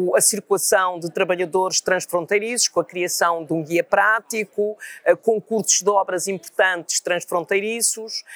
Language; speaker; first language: Portuguese; native; Portuguese